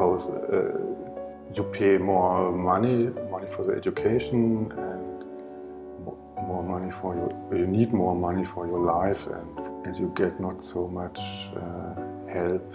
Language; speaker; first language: English; non-native, learner; German